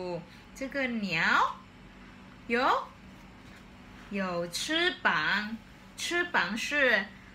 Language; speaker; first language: Chinese; non-native, fluent; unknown